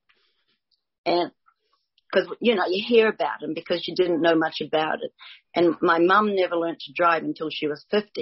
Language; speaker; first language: English; native; English